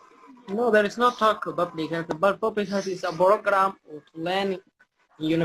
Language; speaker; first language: English; non-native, learner; Somali